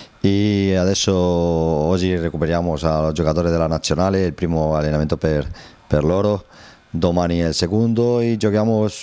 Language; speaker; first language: Italian; non-native, learner; Spanish